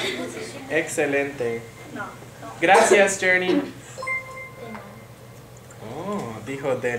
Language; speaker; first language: Spanish; non-native, fluent; English